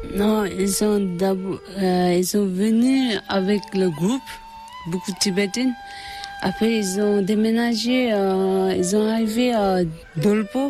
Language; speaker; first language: French; non-native, learner; Tibetan